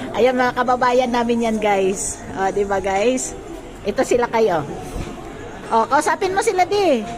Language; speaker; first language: Filipino; non-native, local second language; Cebuano